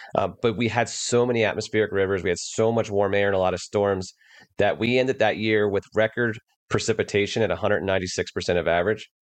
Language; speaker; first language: English; native; English